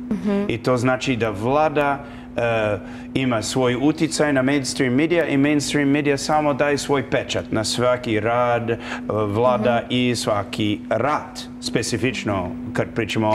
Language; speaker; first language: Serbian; early bilingual, heritage; Serbian